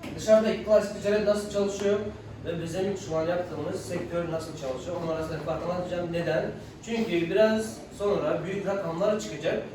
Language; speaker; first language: Turkish; non-native, fluent; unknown